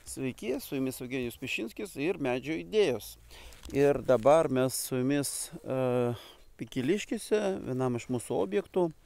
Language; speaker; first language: Lithuanian; non-native, local second language; Polish